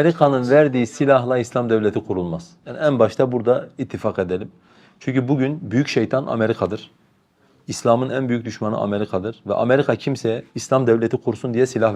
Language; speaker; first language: Turkish; non-native, local second language; Kurdish